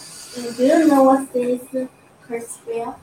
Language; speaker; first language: English; non-native, learner; Chinese